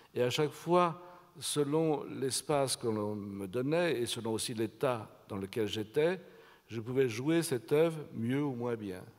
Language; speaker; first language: French; native; French